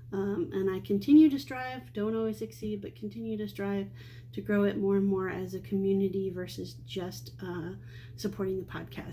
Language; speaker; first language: English; native; English